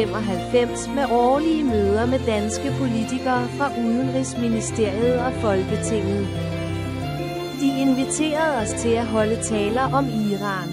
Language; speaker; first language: Danish; non-native, fluent; Persian